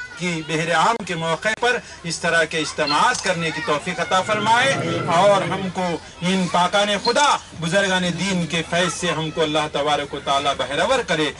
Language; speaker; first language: Urdu; native; Urdu